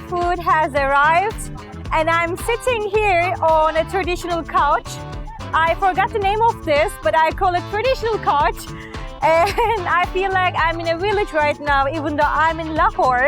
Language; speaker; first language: English; non-native, fluent; Turkish